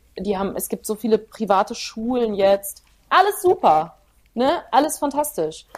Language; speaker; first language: German; early bilingual, other home language; Plautdietsch